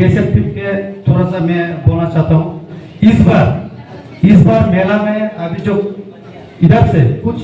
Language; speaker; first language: Hindi; non-native, local second language; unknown